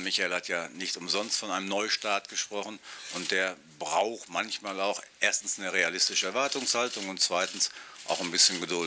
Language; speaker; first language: German; native; German